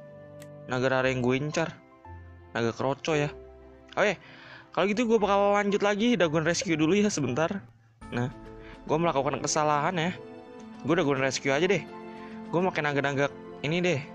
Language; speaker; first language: Indonesian; native; Indonesian